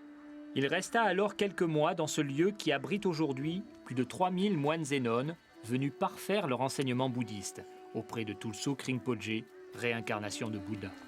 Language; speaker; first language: French; native; French